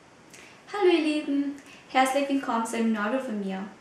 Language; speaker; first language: German; non-native, fluent; Vietnamese